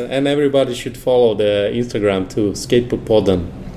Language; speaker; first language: English; non-native, fluent; Swedish